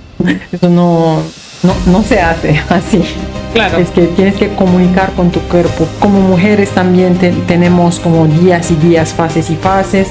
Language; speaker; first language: Spanish; non-native, fluent; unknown